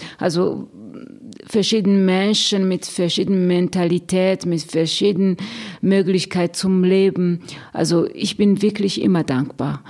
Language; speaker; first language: German; non-native, fluent; Rundi